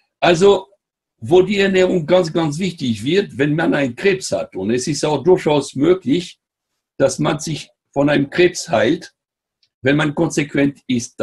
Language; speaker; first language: German; non-native, fluent; French